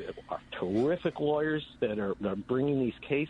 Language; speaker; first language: English; native; English